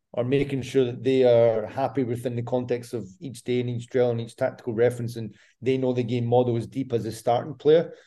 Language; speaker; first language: English; native; English